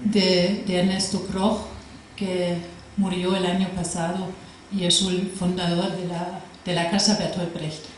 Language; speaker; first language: Spanish; non-native, fluent; German